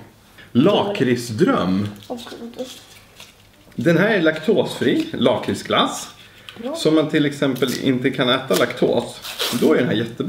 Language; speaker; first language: Swedish; native; Swedish